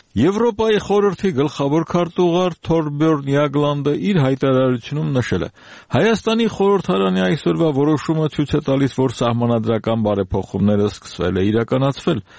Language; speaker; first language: Armenian; native; Armenian